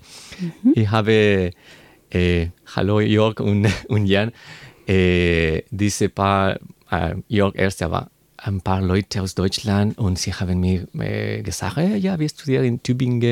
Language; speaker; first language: German; non-native, learner; Spanish